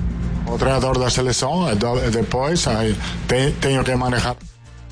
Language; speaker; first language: Portuguese; non-native, fluent; Italian